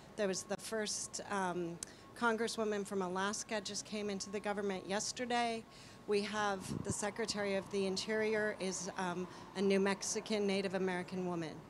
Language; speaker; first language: English; native; English